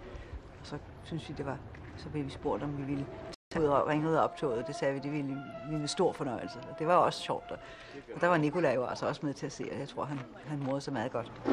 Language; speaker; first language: Danish; native; Danish